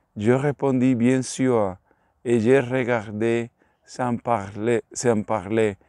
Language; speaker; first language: French; non-native, learner; Spanish